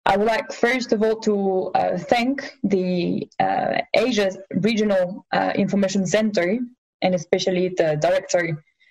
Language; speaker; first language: English; non-native, fluent; French